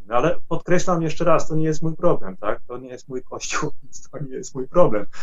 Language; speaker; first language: Polish; non-native, fluent; Dutch